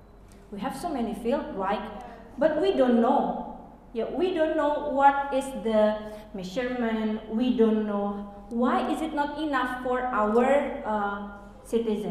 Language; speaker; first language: English; non-native, learner; Indonesian